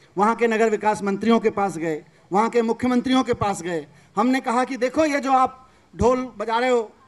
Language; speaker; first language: Hindi; native; Hindi